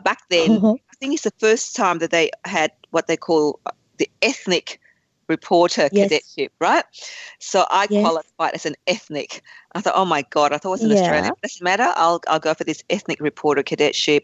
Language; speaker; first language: English; native; English